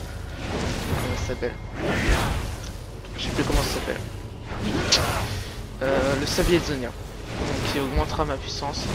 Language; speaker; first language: French; native; French